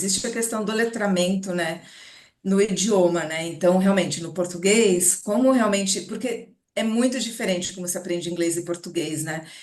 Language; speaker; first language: Portuguese; native; Portuguese